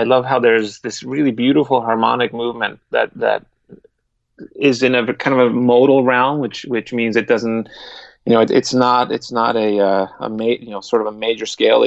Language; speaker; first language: English; non-native, fluent; Spanish